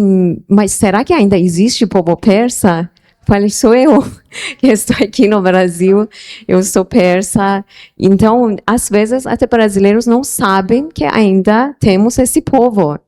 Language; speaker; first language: Portuguese; non-native, fluent; Persian